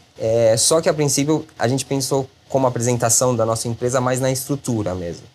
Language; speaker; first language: Portuguese; non-native, fluent; Spanish